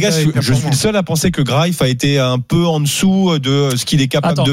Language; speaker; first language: French; native; French